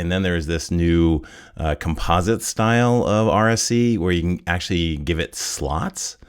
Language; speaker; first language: English; native; English